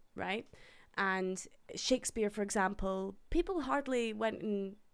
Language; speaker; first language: English; native; English